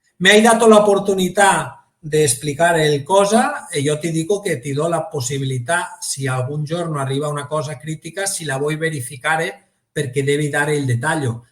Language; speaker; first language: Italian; non-native, fluent; Spanish